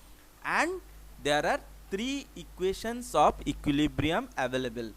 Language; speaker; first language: English; non-native, local second language; Bangla